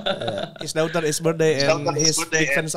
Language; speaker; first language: English; non-native, learner; Indonesian